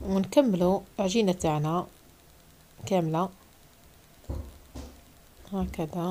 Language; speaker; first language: Arabic; native; Arabic